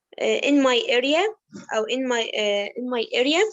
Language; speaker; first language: English; non-native, learner; Arabic